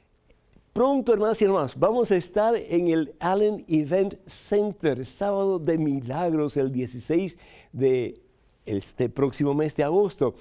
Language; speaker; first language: Spanish; native; Spanish